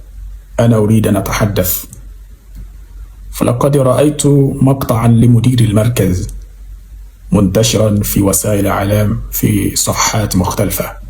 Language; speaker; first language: Arabic; non-native, fluent; Yoruba